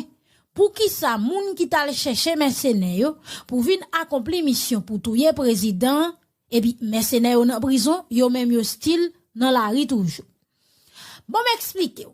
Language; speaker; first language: Haitian Creole; native; Haitian Creole